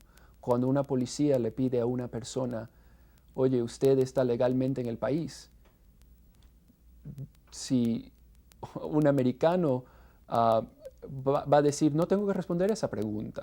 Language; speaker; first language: Spanish; non-native, fluent; English